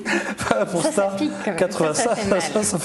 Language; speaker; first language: French; native; French